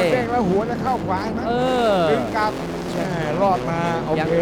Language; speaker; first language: Thai; native; Thai